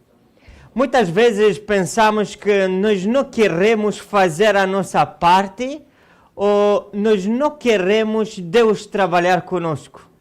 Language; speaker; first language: Portuguese; non-native, fluent; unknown